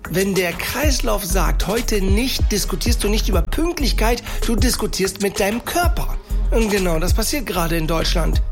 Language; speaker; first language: German; non-native, fluent; Greek